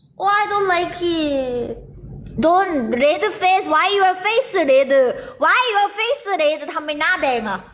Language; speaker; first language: English; non-native, learner; Thai